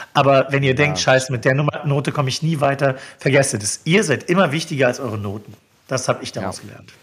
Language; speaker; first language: German; native; German